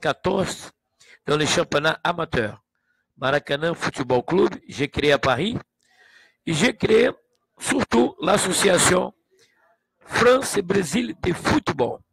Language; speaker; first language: French; non-native, learner; Portuguese